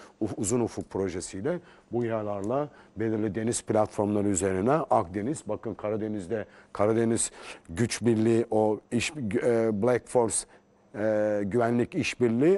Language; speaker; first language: Turkish; native; Turkish